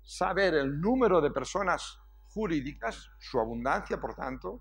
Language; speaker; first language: Spanish; native; Spanish